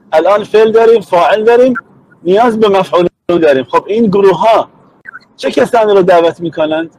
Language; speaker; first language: Persian; native; Persian